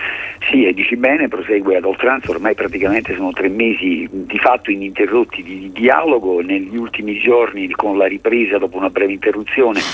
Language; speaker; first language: Italian; native; Italian